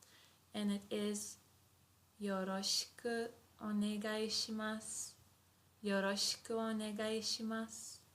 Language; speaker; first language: Japanese; non-native, fluent; English